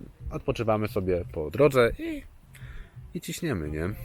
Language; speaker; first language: Polish; native; Polish